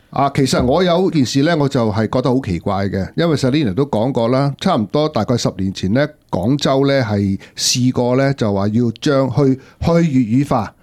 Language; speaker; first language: Cantonese; non-native, local second language; Wu Chinese